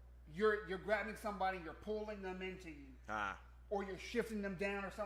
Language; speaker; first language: English; native; English